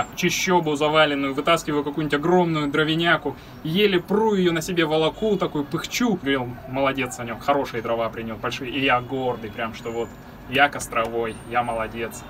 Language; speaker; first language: Russian; native; Russian